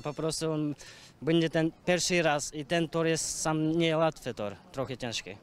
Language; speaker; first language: Polish; non-native, learner; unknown